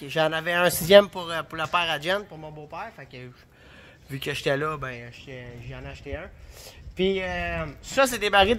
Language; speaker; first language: French; native; French